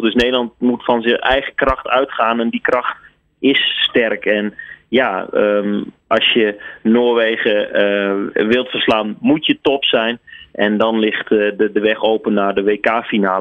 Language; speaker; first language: Dutch; native; Dutch